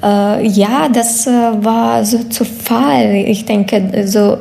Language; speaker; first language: German; non-native, learner; Ukrainian